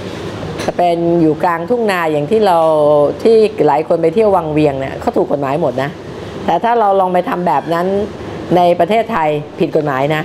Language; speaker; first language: Thai; native; Thai